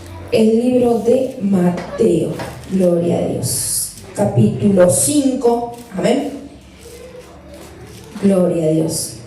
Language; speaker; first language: Spanish; native; Spanish